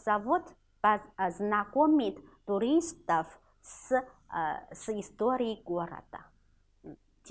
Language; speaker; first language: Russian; non-native, fluent; Chinese